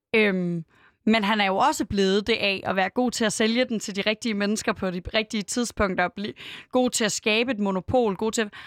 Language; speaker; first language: Danish; native; Danish